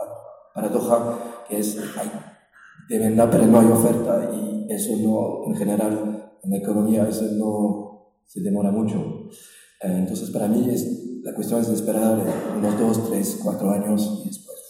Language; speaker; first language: Spanish; non-native, fluent; French